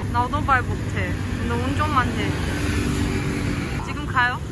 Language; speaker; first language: Korean; non-native, learner; Chinese